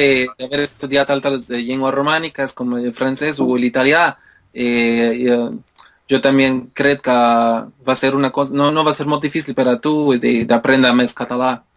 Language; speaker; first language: Catalan; non-native, fluent; Spanish